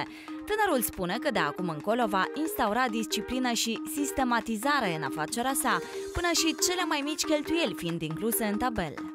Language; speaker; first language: Romanian; native; Romanian